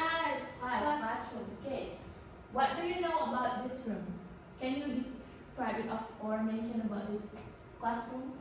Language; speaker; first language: English; non-native, learner; Indonesian